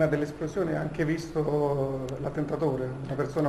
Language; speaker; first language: Italian; native; Italian